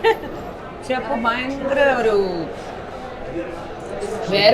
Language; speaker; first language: Malayalam; non-native, fluent; Tamil